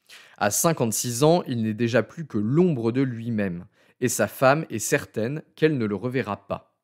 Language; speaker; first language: French; native; French